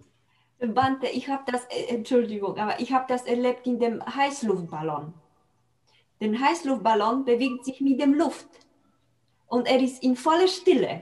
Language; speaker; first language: German; non-native, fluent; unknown